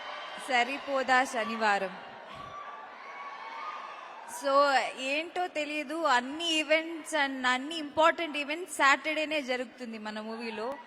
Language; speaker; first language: Telugu; non-native, learner; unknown